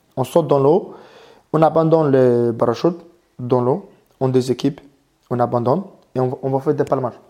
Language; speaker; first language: French; non-native, learner; Mongolian